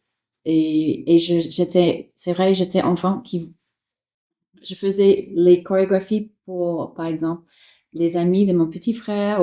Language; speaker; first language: French; non-native, fluent; English